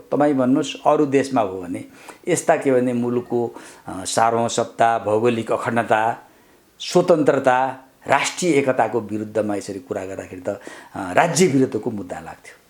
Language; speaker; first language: Nepali; native; Nepali